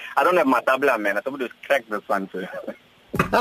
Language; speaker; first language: English; non-native, local second language; Zulu